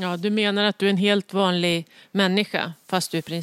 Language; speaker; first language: Swedish; native; Swedish